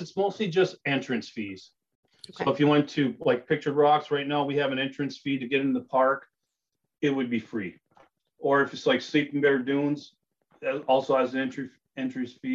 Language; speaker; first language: English; native; English